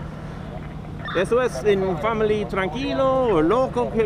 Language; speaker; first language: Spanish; non-native, learner; English